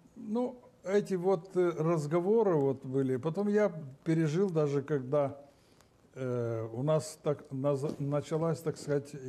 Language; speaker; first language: Russian; non-native, local second language; Romanian